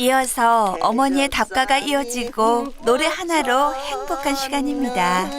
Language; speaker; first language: Korean; native; Korean